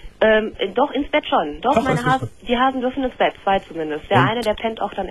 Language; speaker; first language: German; native; German